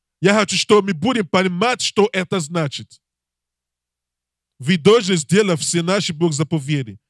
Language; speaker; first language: Russian; non-native, learner; English